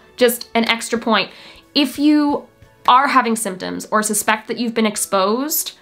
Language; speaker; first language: English; native; English